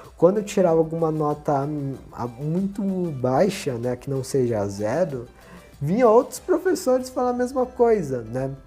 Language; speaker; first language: Portuguese; native; Portuguese